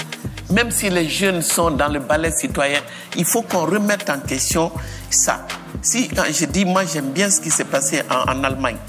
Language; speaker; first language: French; non-native, local second language; Bambara